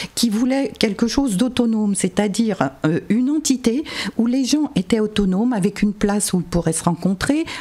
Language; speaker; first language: French; native; French